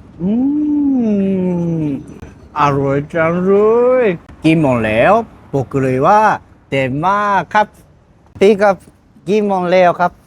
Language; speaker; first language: Thai; non-native, learner; Japanese